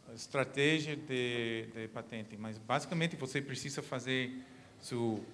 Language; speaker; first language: Portuguese; non-native, learner; English